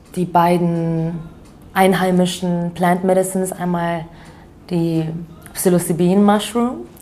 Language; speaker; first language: German; early bilingual, other home language; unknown